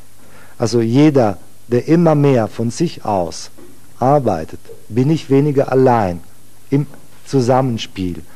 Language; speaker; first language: German; non-native, fluent; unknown